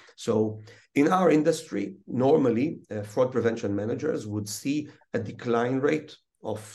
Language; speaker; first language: English; early bilingual, other home language; Hebrew